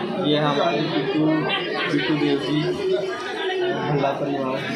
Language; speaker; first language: Hindi; native; Hindi